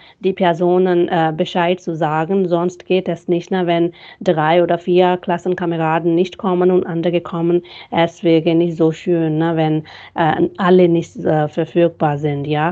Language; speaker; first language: German; non-native, fluent; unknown